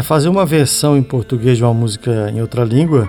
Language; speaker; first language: Portuguese; native; Portuguese